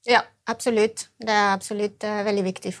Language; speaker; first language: Norwegian; non-native, fluent; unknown